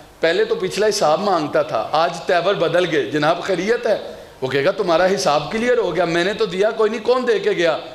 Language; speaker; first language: Urdu; non-native, local second language; Punjabi